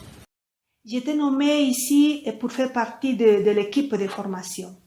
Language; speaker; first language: French; non-native, fluent; Spanish